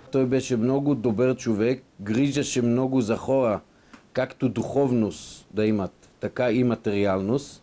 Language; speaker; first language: Bulgarian; non-native, fluent; Hebrew